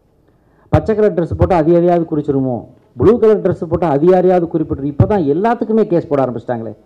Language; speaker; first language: Tamil; native; Tamil